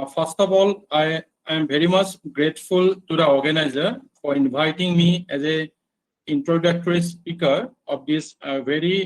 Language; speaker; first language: English; non-native, local second language; Assamese